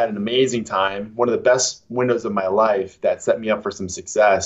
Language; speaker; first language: English; native; English